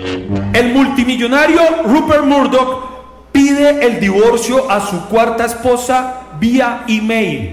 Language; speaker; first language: Spanish; native; Spanish